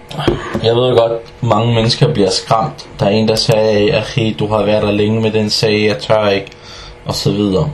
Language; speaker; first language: Danish; non-native, fluent; Arabic